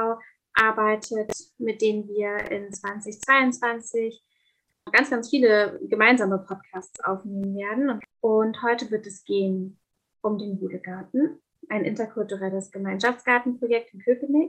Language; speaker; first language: German; native; German